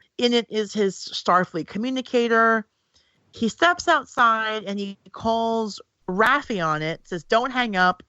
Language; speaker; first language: English; native; English